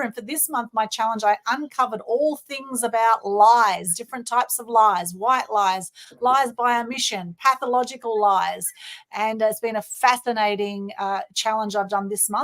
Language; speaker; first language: English; native; English